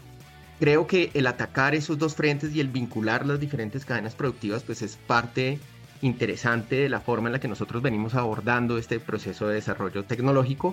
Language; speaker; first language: Spanish; native; Spanish